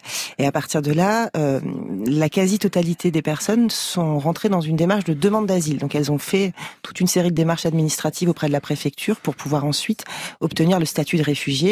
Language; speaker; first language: French; native; French